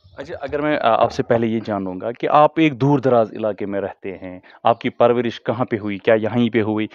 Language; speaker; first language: Hindi; non-native, local second language; Kashmiri